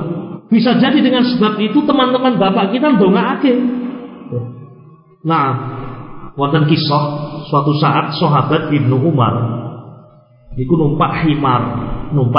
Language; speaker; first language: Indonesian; non-native, local second language; Javanese